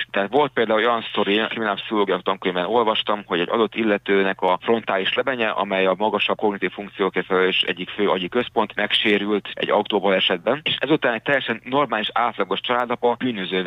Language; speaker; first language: Hungarian; native; Hungarian